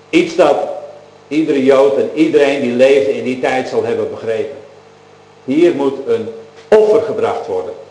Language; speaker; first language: Dutch; native; Dutch